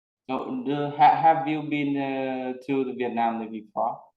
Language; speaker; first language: English; non-native, learner; Vietnamese